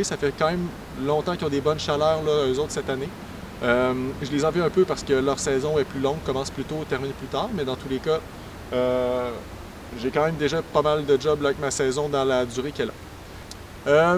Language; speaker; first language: French; native; French